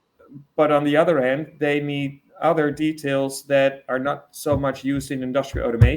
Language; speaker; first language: English; non-native, fluent; Dutch